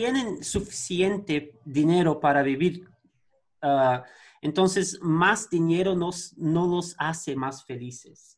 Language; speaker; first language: Spanish; non-native, learner; Portuguese